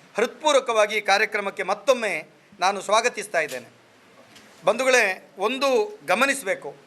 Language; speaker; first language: Kannada; non-native, local second language; Tulu